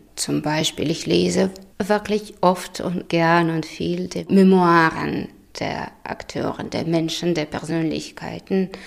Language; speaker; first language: German; non-native, fluent; Russian